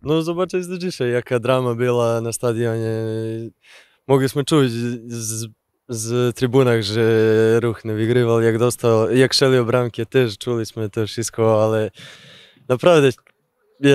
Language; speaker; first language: Polish; non-native, fluent; Serbian